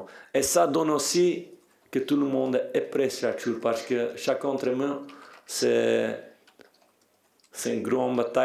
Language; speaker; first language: French; non-native, fluent; Dutch